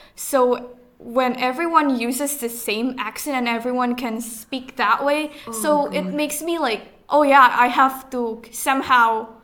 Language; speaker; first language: English; non-native, fluent; Indonesian